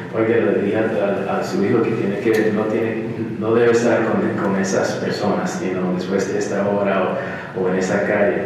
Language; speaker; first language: Spanish; early bilingual, heritage; Spanish